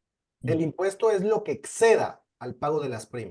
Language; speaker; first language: Spanish; native; Spanish